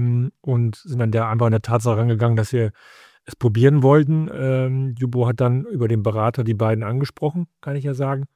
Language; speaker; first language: German; native; German